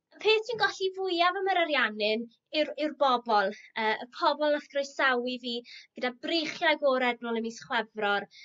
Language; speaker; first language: Welsh; native; Welsh